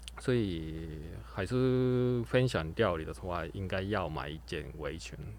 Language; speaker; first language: Chinese; non-native, fluent; Japanese